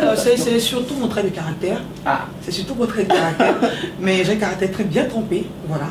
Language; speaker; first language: French; native; French